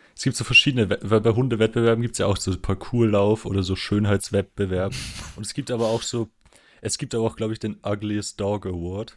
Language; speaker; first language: German; native; German